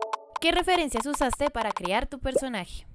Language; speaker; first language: Spanish; native; Spanish